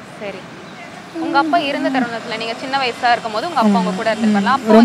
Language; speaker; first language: Tamil; native; Tamil